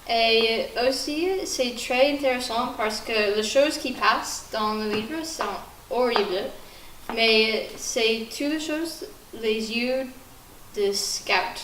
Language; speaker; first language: French; non-native, learner; English